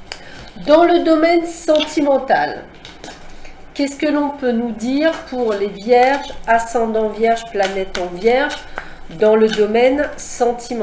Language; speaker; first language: French; native; French